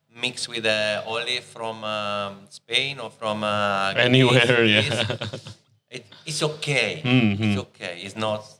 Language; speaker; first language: English; non-native, fluent; Italian